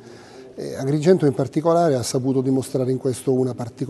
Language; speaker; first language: Italian; native; Italian